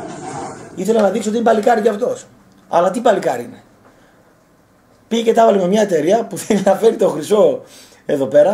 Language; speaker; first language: Greek; native; Greek